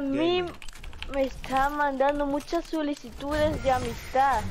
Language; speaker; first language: Spanish; native; Spanish